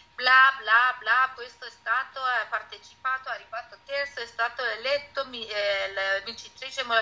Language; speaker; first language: Italian; non-native, fluent; Persian